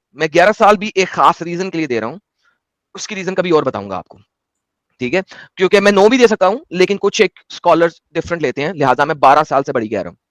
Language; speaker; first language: Hindi; native; Hindi